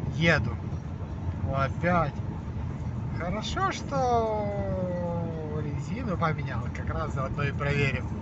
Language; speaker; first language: Ukrainian; non-native, local second language; Russian